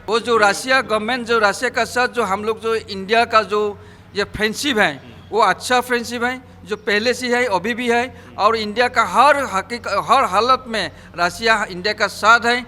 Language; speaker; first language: Hindi; non-native, local second language; Assamese